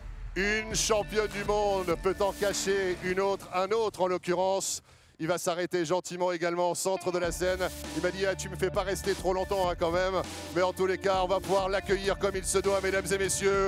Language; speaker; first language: French; native; French